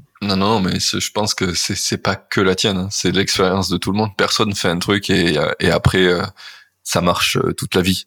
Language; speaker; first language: French; native; French